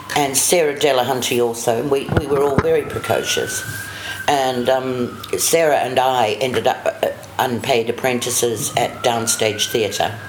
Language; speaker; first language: English; native; English